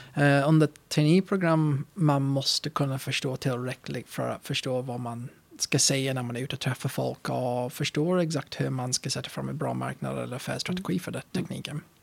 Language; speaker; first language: Swedish; non-native, fluent; English